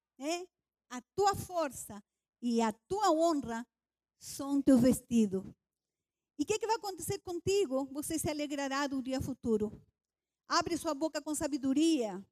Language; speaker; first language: Portuguese; non-native, fluent; Spanish